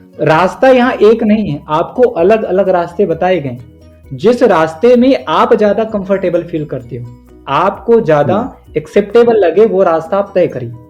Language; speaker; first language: Hindi; native; Hindi